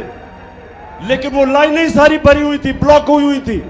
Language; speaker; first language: Urdu; native; Urdu